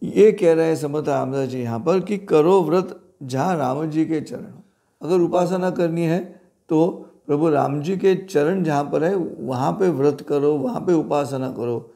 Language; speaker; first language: Hindi; non-native, local second language; Marathi